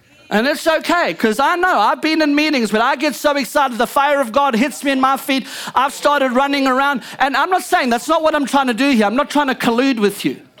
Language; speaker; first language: English; native; English